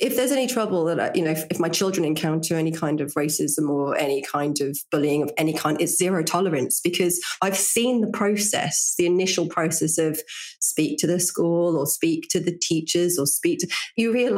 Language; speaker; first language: English; native; English